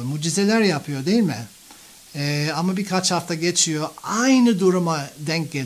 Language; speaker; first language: Turkish; non-native, fluent; English